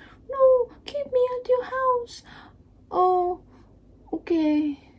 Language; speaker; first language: English; non-native, fluent; Japanese